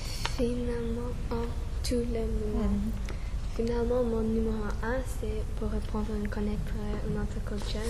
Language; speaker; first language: French; non-native, learner; English